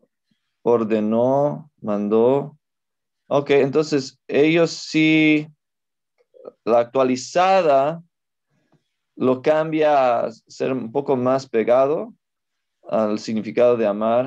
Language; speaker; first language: Spanish; non-native, fluent; English